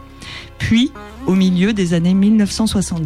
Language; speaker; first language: French; native; French